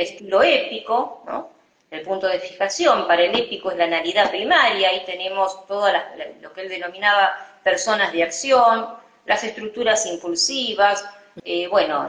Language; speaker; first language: Spanish; native; Spanish